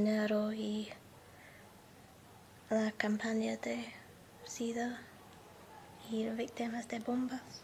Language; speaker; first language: Spanish; non-native, learner; English